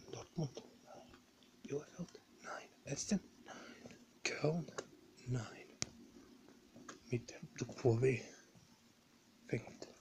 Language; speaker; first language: German; non-native, learner; Bosnian